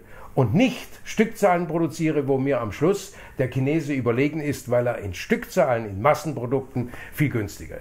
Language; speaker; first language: German; native; German